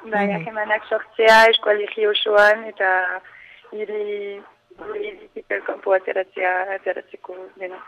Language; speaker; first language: Basque; non-native, learner; French